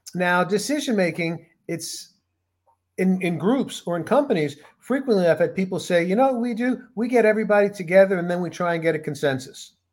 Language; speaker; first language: English; native; English